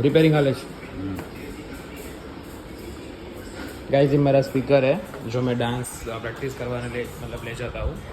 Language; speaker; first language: Hindi; non-native, local second language; Gujarati